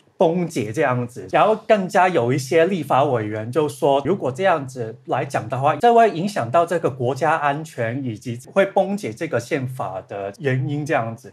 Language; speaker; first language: Chinese; non-native, local second language; Cantonese